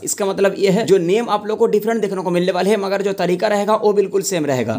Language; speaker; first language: Hindi; non-native, local second language; Bangla